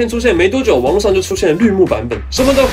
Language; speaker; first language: Chinese; native; Chinese